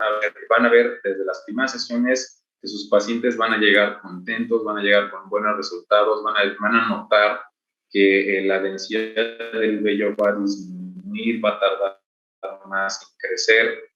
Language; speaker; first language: Spanish; native; Spanish